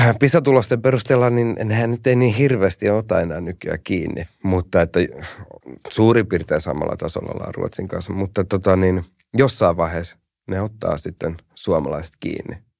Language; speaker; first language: Finnish; early bilingual, heritage; Finnish